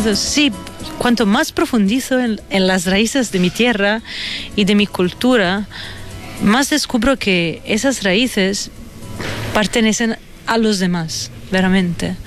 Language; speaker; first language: Spanish; non-native, fluent; Italian